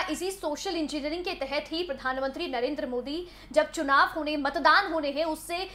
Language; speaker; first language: Hindi; native; Hindi